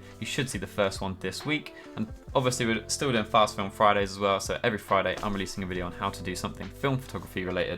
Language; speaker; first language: English; native; English